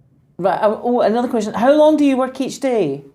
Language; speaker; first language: English; native; English